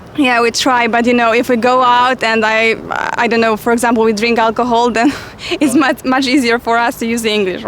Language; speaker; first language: English; non-native, fluent; Polish